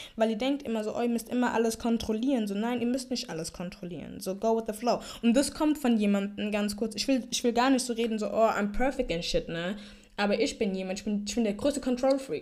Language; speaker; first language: German; early bilingual, heritage; German